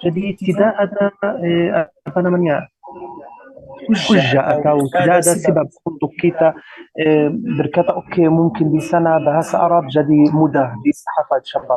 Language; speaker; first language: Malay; non-native, learner; Arabic